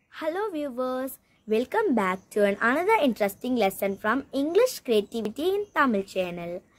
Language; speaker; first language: English; non-native, local second language; Tamil